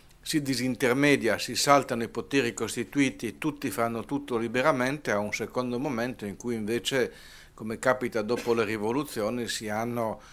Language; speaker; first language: Italian; native; Italian